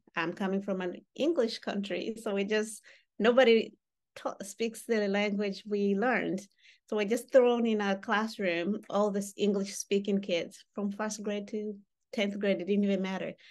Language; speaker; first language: English; non-native, local second language; Kinyarwanda